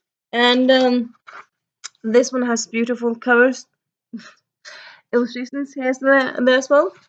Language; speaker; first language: English; early bilingual, heritage; Norwegian